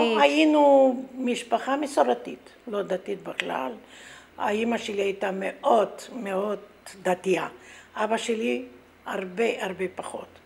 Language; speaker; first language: Hebrew; non-native, fluent; Romanian